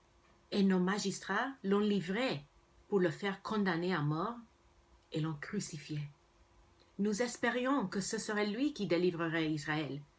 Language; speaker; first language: French; non-native, fluent; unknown